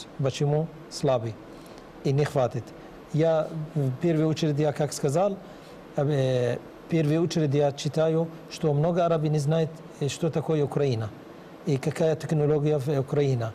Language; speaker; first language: Russian; non-native, learner; Arabic